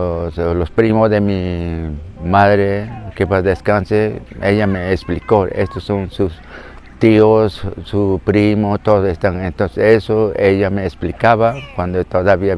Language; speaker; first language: Spanish; non-native, local second language; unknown